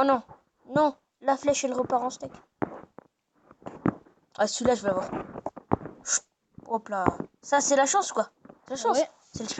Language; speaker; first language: French; native; French